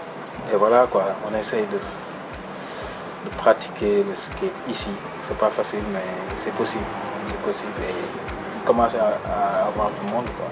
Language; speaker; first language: French; non-native, local second language; Wolof